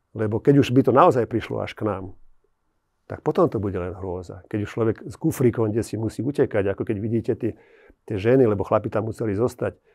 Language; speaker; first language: Slovak; native; Slovak